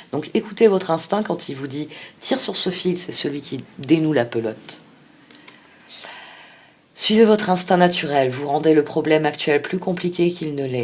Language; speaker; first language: French; native; French